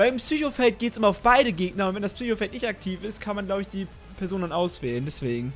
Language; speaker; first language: German; native; German